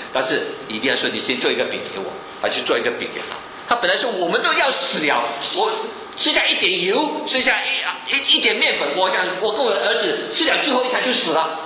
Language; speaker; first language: Chinese; native; Chinese